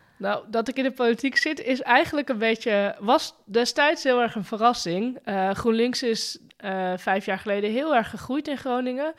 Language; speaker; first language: Dutch; native; Dutch